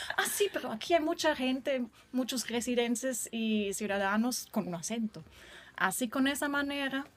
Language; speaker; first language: Spanish; non-native, fluent; German